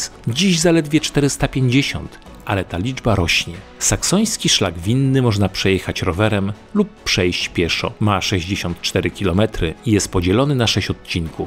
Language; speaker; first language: Polish; native; Polish